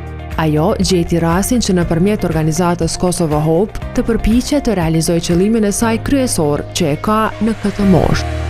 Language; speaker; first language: Albanian; native; Albanian